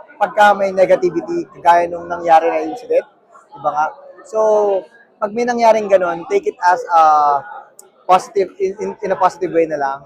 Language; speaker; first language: Filipino; native; Filipino